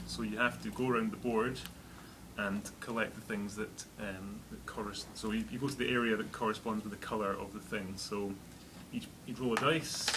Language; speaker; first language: English; native; English